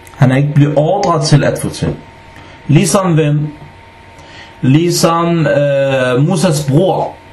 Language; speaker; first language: Danish; non-native, fluent; Arabic